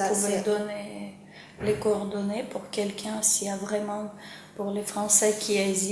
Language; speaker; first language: French; non-native, fluent; Ukrainian